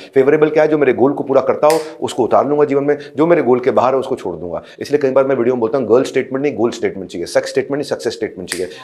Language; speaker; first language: Hindi; native; Hindi